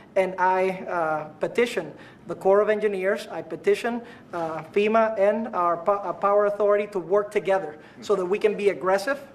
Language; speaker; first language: English; non-native, fluent; Spanish